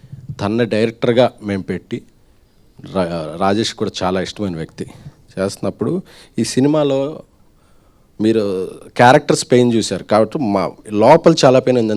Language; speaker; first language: Telugu; native; Telugu